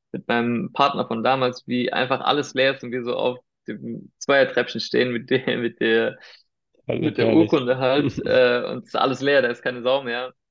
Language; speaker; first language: German; early bilingual, other home language; Spanish